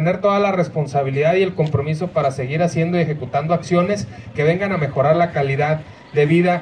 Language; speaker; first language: Spanish; native; Spanish